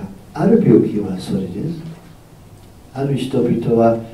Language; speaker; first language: Japanese; non-native, fluent; English